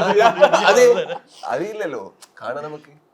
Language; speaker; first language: Malayalam; non-native, learner; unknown